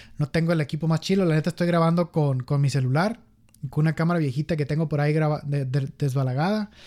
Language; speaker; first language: Spanish; native; Spanish